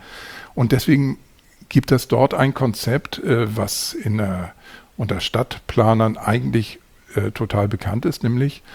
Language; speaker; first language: German; native; German